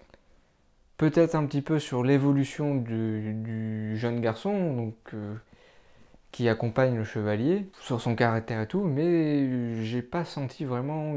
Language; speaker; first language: French; native; French